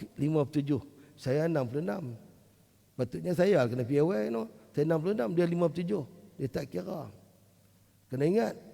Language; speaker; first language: Malay; native; Malay